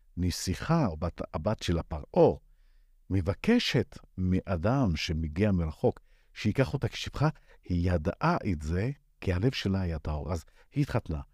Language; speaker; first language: Hebrew; non-native, local second language; Arabic